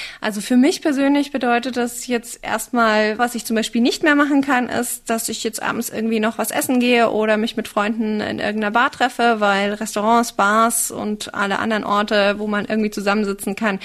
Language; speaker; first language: German; native; German